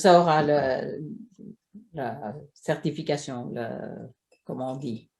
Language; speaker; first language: French; non-native, fluent; Swedish